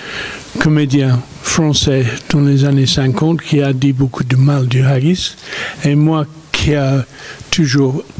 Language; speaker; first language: French; non-native, fluent; English